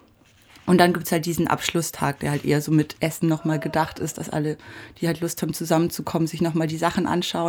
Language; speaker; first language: German; native; German